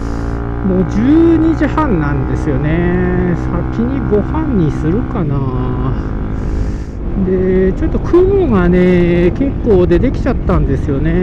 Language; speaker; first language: Japanese; native; Japanese